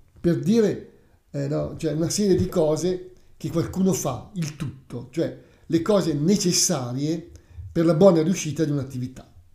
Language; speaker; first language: Italian; native; Italian